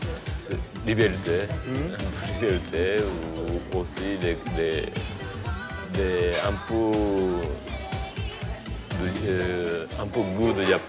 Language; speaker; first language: French; non-native, fluent; Japanese